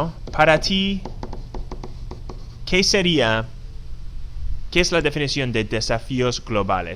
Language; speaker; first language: Spanish; non-native, fluent; English